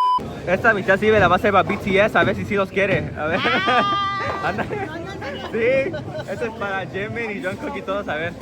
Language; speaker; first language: Spanish; early bilingual, heritage; Spanish